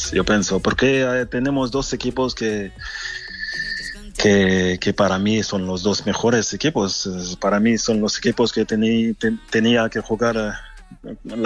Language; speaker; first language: Spanish; non-native, fluent; French